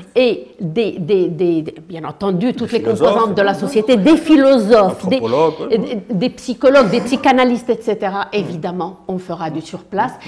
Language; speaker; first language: French; non-native, local second language; Arabic